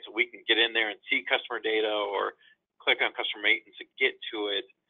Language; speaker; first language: English; native; English